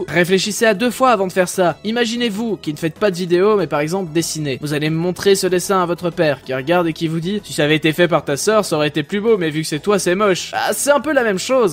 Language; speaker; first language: French; native; French